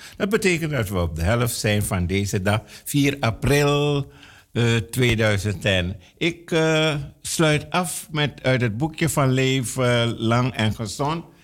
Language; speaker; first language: Dutch; native; Dutch